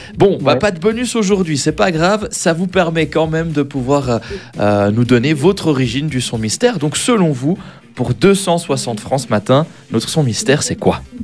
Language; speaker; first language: French; native; French